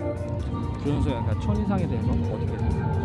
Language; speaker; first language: Korean; native; Korean